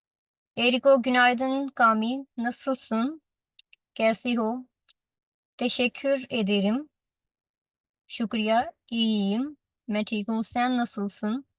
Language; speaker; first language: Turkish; non-native, fluent; Urdu